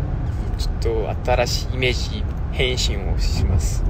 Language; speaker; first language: Japanese; non-native, fluent; Korean